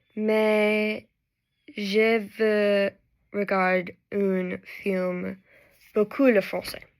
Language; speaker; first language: French; non-native, learner; English